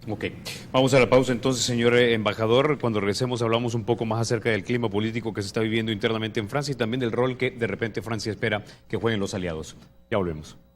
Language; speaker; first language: Spanish; native; Spanish